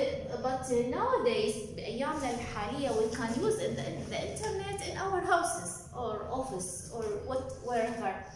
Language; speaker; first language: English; non-native, fluent; Arabic